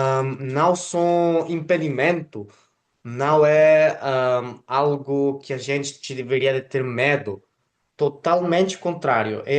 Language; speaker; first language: Portuguese; non-native, fluent; Spanish